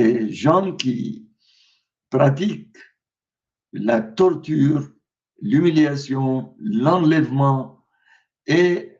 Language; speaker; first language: French; non-native, fluent; Arabic